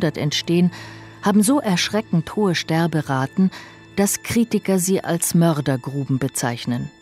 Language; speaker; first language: German; native; German